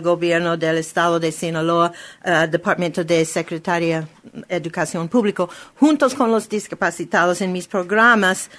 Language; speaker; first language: Spanish; non-native, learner; English